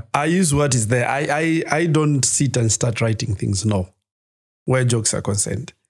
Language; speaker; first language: English; non-native, local second language; Nyanja